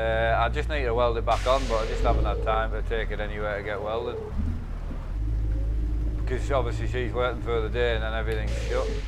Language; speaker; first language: English; native; English